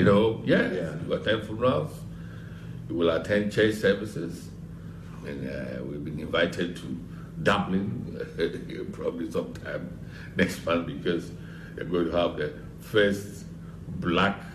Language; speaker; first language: English; non-native, local second language; Akan